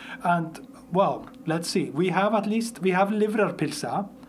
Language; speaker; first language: English; non-native, fluent; Icelandic